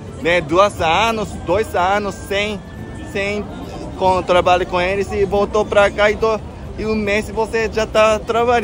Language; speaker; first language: Portuguese; non-native, fluent; Japanese